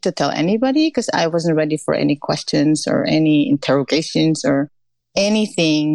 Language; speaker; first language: English; non-native, local second language; Filipino